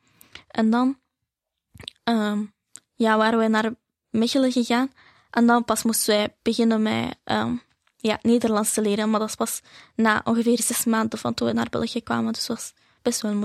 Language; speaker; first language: Dutch; early bilingual, other home language; Arabic